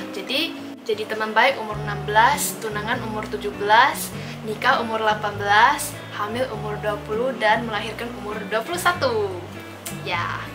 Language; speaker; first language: Indonesian; non-native, local second language; Min Nan Chinese